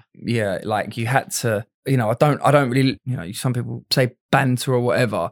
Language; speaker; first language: English; native; English